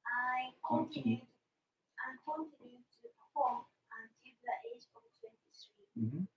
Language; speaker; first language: English; non-native, learner; Japanese